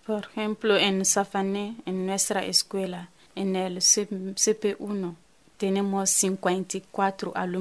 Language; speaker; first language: Spanish; non-native, fluent; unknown